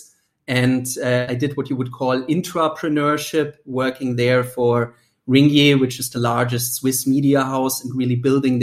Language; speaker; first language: English; non-native, fluent; German